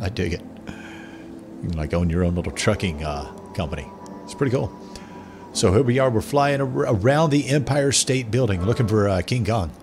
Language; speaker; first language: English; native; English